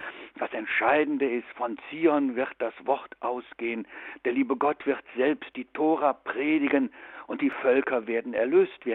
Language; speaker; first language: German; native; German